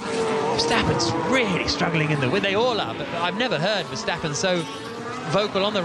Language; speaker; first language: English; native; English